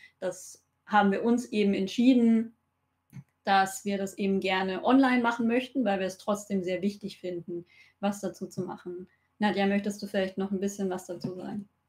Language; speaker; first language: German; native; German